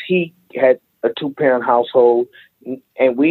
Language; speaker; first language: English; native; English